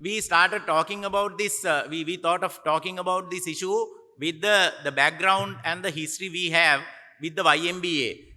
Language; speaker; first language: English; non-native, local second language; Sinhala